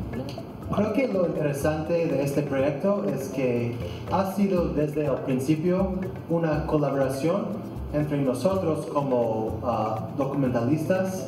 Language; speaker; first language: Spanish; non-native, fluent; English